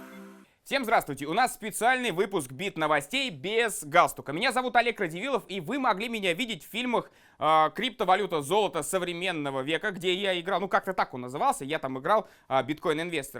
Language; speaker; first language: Russian; native; Russian